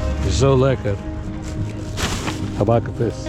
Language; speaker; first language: Dutch; non-native, learner; English